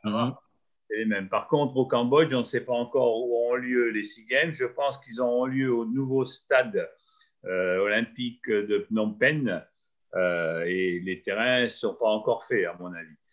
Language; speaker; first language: French; native; French